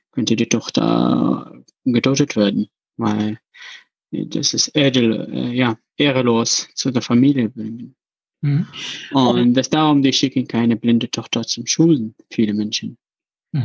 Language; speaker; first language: German; non-native, learner; Arabic